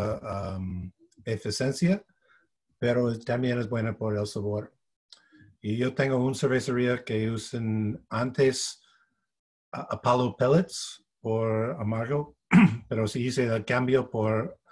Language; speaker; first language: Spanish; non-native, fluent; English